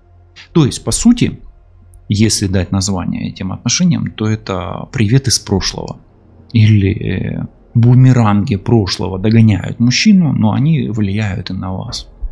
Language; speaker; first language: Russian; non-native, local second language; Ukrainian